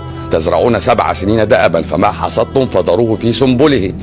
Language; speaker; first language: Arabic; native; Arabic